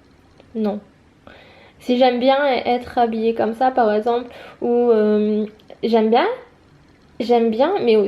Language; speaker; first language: French; native; French